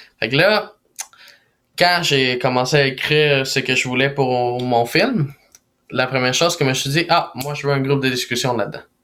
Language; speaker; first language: French; non-native, fluent; Spanish